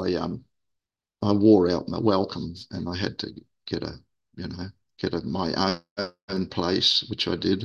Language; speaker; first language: English; native; English